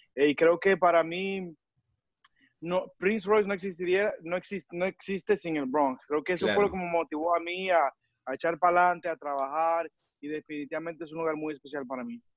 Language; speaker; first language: Spanish; early bilingual, heritage; Spanish